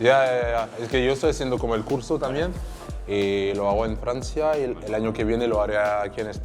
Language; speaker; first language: Spanish; non-native, fluent; French